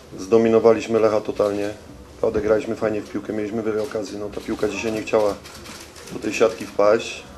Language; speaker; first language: Polish; native; Polish